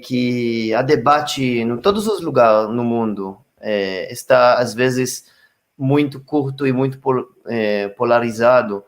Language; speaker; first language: Portuguese; non-native, fluent; Hebrew